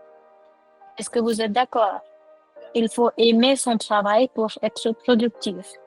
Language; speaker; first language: French; non-native, fluent; Hindi